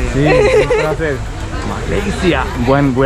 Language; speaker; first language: Spanish; non-native, learner; Japanese